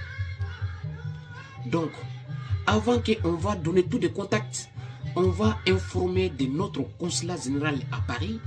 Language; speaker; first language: French; non-native, local second language; Bambara